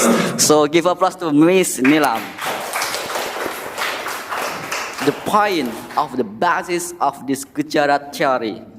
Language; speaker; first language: English; non-native, learner; Indonesian